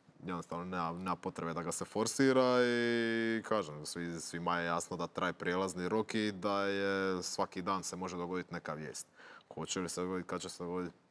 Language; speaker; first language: Croatian; native; Croatian